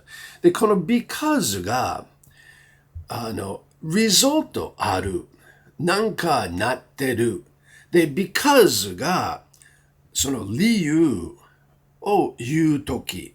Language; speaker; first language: Japanese; non-native, learner; English